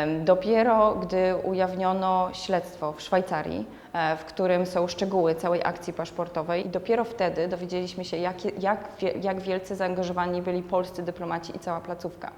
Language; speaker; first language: Polish; native; Polish